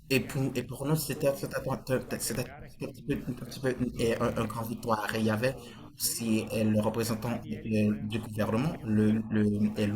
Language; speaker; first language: French; non-native, fluent; Portuguese